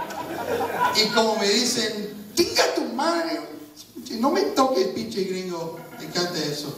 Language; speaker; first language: Spanish; non-native, fluent; English